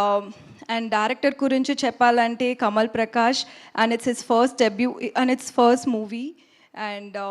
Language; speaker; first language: Telugu; non-native, learner; Tamil